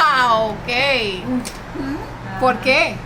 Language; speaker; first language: Spanish; early bilingual, heritage; English